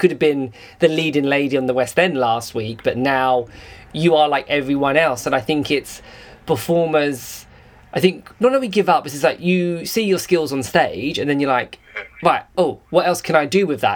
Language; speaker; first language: English; native; English